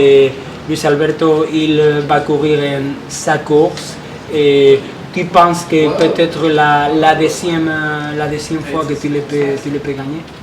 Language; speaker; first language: French; non-native, learner; Spanish